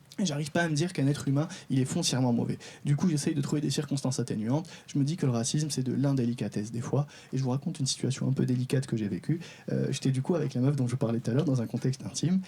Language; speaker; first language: French; non-native, local second language; Arabic